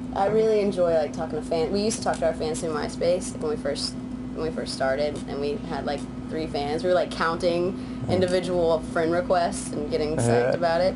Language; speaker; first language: English; native; English